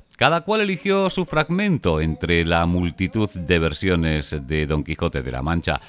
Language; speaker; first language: Spanish; native; Spanish